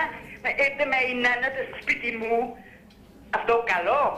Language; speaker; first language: Greek; non-native, learner; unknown